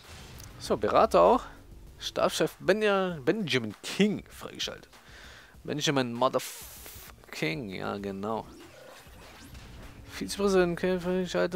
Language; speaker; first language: German; native; German